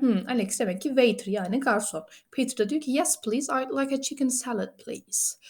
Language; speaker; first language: English; non-native, fluent; Turkish